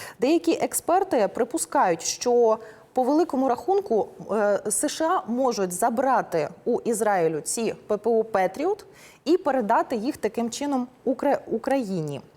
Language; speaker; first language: Ukrainian; native; Ukrainian